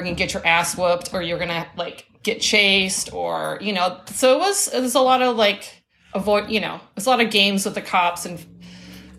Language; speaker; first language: English; native; English